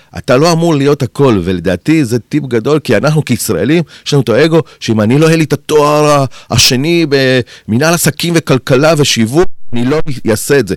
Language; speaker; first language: Hebrew; early bilingual, other home language; Spanish